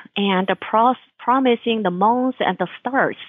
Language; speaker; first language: English; non-native, fluent; Chinese